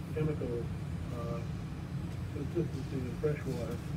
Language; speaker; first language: English; native; English